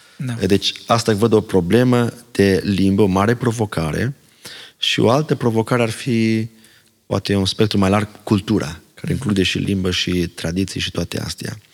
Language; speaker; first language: Romanian; non-native, local second language; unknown